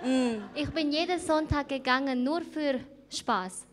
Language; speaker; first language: German; non-native, fluent; Thai